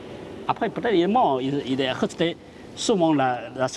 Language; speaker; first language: French; non-native, learner; Chinese